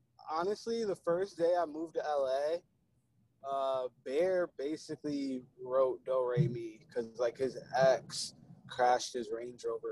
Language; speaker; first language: English; native; English